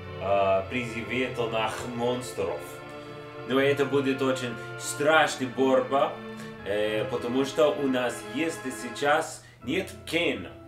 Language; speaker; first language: Russian; non-native, learner; English